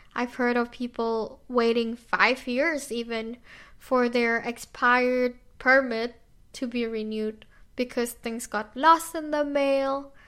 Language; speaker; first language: English; non-native, fluent; Indonesian